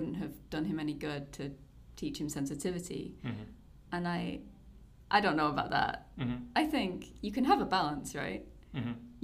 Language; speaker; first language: English; native; English